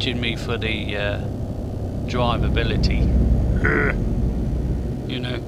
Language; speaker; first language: English; native; English